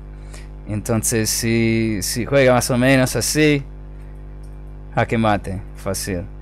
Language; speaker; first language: Spanish; non-native, fluent; English